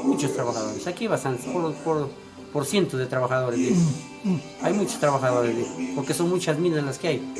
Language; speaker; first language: Spanish; native; Spanish